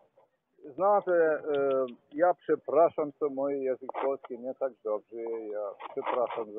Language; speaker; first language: Polish; non-native, learner; Slovenian